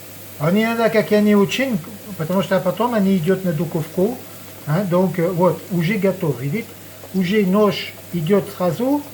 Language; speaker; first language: Russian; non-native, learner; French